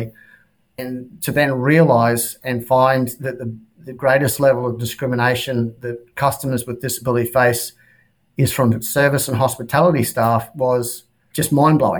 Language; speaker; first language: English; native; English